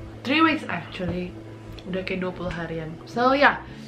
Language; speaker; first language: English; non-native, fluent; Indonesian